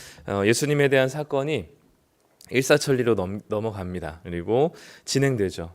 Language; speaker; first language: Korean; native; Korean